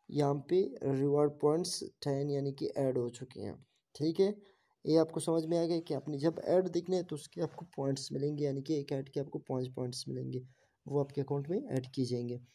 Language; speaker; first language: Urdu; non-native, local second language; Baluchi